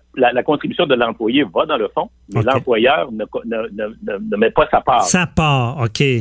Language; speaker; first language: French; native; French